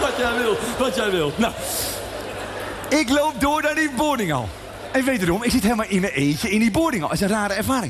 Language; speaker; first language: Dutch; native; Dutch